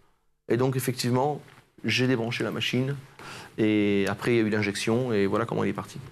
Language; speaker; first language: French; native; French